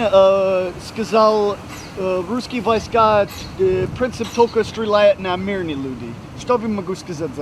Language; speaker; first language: Russian; non-native, learner; English